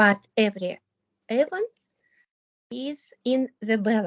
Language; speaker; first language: English; non-native, learner; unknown